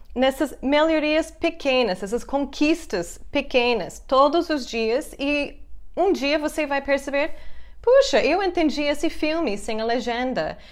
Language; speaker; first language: Portuguese; non-native, fluent; English